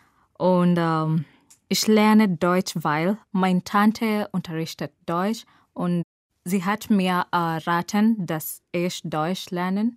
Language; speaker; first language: German; non-native, learner; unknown